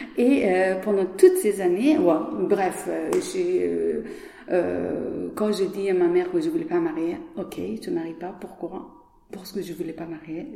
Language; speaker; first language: French; non-native, learner; Persian